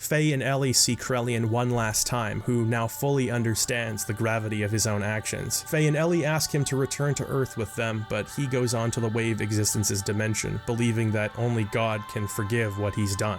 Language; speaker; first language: English; native; English